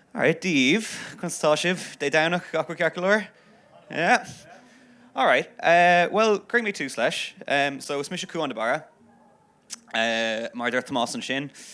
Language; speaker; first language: Irish; non-native, local second language; English